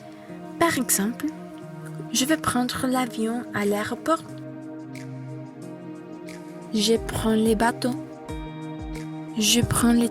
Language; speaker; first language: French; non-native, fluent; Spanish